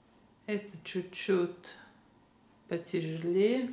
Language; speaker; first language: Russian; non-native, learner; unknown